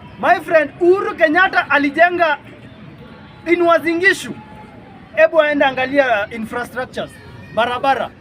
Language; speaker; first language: Swahili; non-native, local second language; Kalenjin